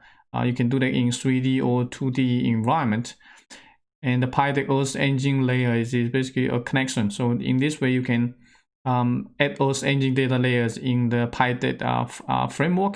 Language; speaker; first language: English; non-native, fluent; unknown